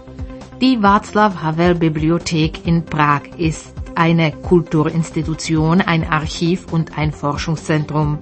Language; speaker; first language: German; native; German